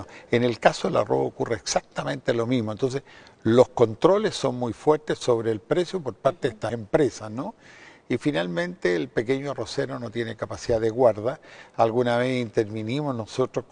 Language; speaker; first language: Spanish; native; Spanish